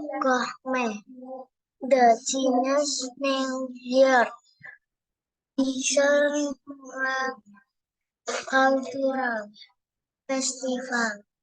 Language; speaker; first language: English; non-native, learner; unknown